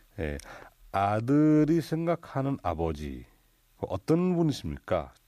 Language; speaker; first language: Korean; non-native, fluent; Nepali